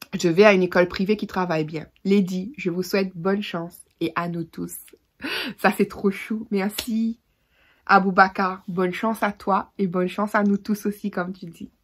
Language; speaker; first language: French; native; French